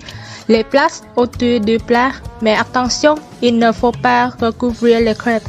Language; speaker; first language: French; non-native, fluent; Vietnamese